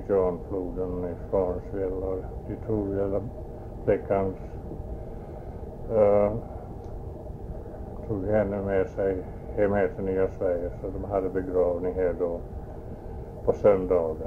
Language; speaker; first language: Swedish; early bilingual, heritage; Swedish